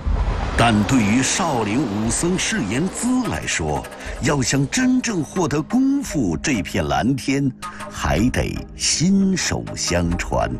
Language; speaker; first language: Chinese; native; Chinese